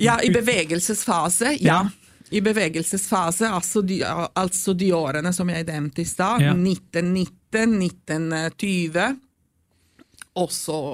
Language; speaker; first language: Norwegian; non-native, fluent; Italian